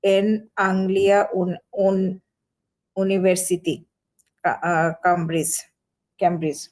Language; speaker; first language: Spanish; non-native, learner; Bangla